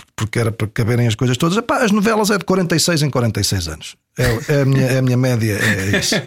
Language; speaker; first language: Portuguese; native; Portuguese